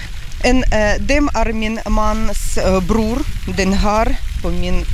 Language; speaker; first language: Swedish; non-native, learner; Ukrainian